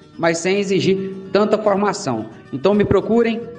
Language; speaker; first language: Portuguese; native; Portuguese